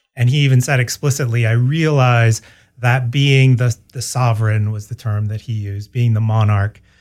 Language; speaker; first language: English; native; English